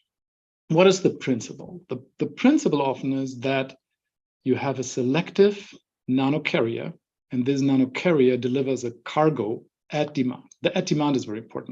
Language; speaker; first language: English; non-native, fluent; German